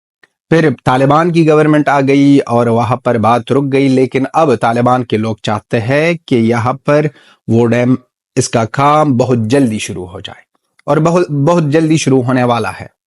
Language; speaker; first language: Hindi; non-native, fluent; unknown